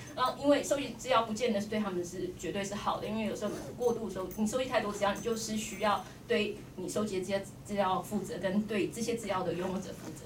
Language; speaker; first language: Chinese; native; Chinese